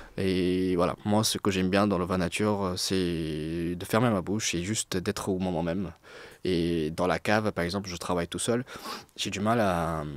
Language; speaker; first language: French; non-native, fluent; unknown